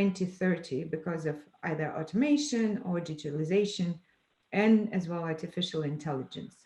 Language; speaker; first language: English; non-native, fluent; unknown